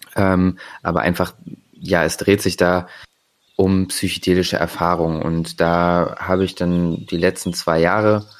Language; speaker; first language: German; native; German